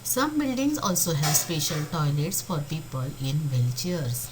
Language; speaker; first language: English; non-native, local second language; Marathi